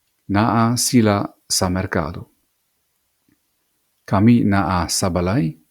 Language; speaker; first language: Cebuano; non-native, fluent; English